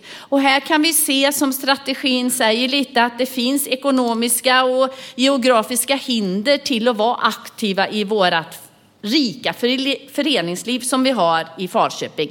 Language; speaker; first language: Swedish; native; Swedish